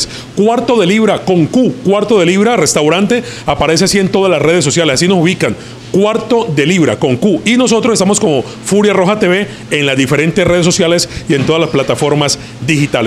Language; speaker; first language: Spanish; native; Spanish